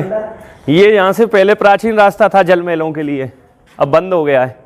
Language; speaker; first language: Hindi; native; Hindi